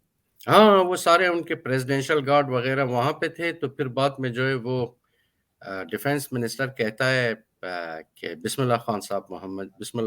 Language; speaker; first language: Hindi; non-native, fluent; Persian